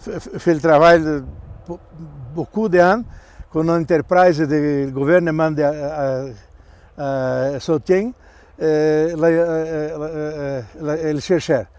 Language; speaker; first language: French; non-native, learner; Portuguese